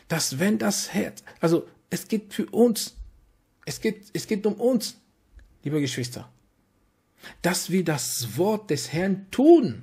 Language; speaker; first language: German; non-native, fluent; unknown